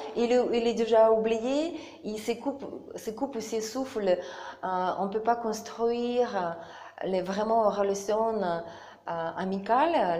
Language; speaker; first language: French; non-native, learner; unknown